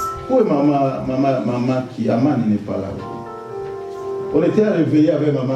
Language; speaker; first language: French; non-native, local second language; Lingala